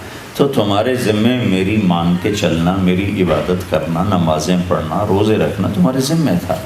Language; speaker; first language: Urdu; non-native, local second language; Punjabi